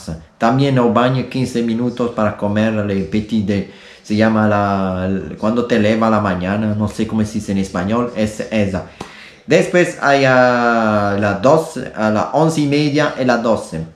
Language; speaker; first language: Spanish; non-native, learner; Italian